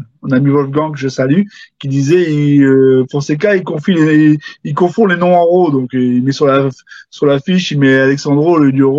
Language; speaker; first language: French; native; French